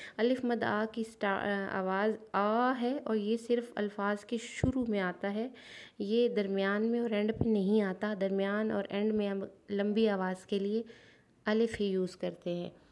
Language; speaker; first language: Urdu; native; Urdu